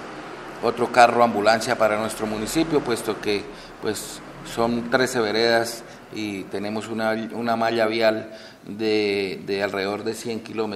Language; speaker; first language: Spanish; native; Spanish